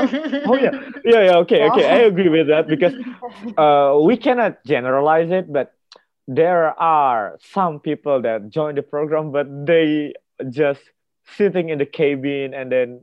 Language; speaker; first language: English; non-native, fluent; Indonesian